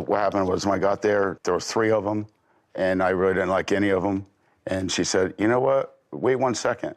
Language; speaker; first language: English; native; English